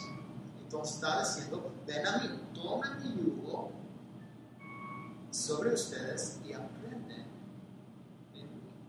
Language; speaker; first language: Spanish; non-native, fluent; English